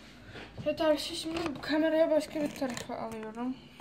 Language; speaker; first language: Turkish; non-native, fluent; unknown